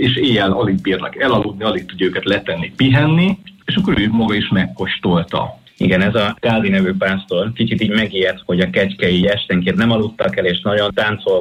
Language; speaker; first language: Hungarian; non-native, fluent; Spanish